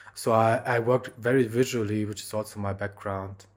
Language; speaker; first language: English; non-native, fluent; German